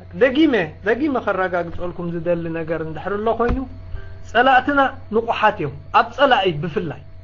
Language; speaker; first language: Tigrinya; native; Tigrinya